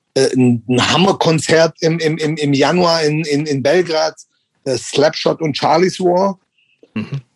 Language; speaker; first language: German; native; German